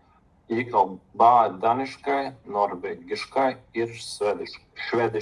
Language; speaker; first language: Lithuanian; non-native, learner; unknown